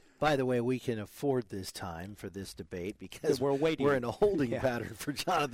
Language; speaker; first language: English; native; English